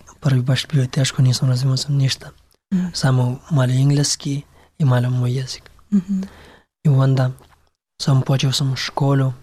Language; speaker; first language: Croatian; non-native, learner; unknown